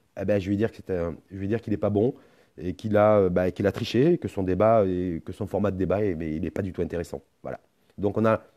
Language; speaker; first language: French; non-native, local second language; Arabic